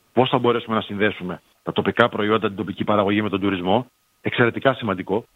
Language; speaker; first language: Greek; native; Greek